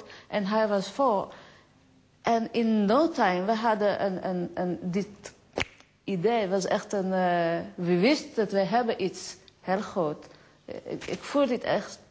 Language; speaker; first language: Dutch; non-native, fluent; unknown